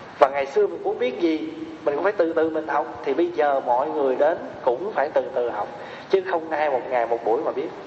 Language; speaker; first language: Vietnamese; native; Vietnamese